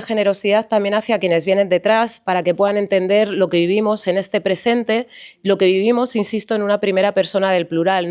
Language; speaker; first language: Spanish; native; Spanish